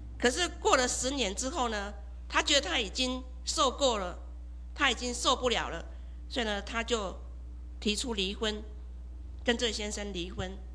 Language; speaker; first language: Chinese; native; Chinese